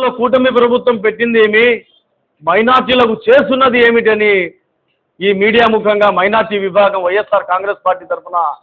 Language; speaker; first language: Telugu; non-native, local second language; Urdu